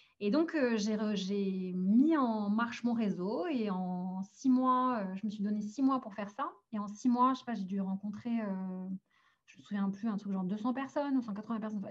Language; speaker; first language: French; early bilingual, other home language; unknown